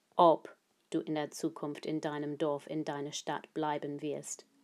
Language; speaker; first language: German; non-native, fluent; English